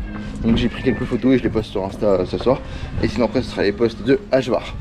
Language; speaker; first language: French; native; French